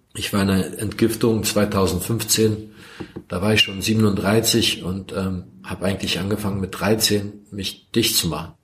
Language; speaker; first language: German; early bilingual, other home language; Croatian